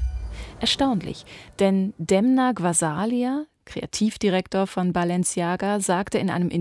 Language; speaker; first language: German; native; German